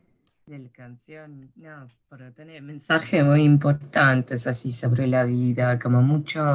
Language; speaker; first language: Spanish; early bilingual, heritage; Spanish